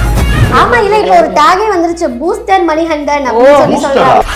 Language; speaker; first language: Tamil; native; Tamil